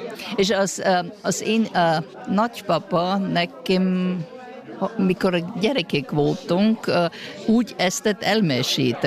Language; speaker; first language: Hungarian; early bilingual, heritage; Hungarian